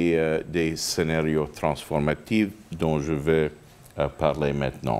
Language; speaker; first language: French; non-native, fluent; English